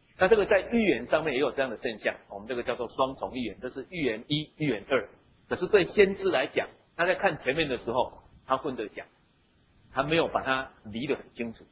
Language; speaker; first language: Chinese; native; Chinese